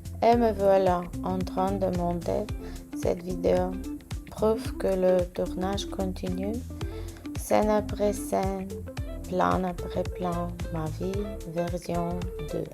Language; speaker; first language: French; non-native, learner; Bulgarian